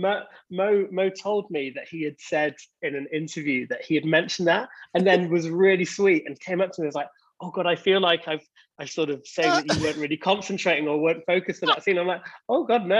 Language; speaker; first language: English; native; English